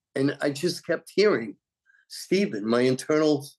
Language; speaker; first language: English; native; English